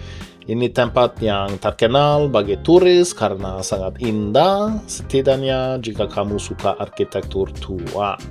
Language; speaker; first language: Indonesian; non-native, fluent; Norwegian